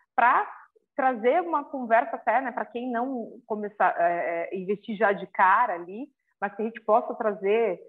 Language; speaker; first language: Portuguese; native; Portuguese